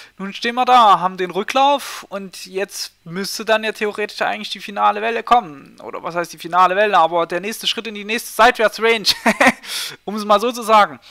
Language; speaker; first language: German; native; German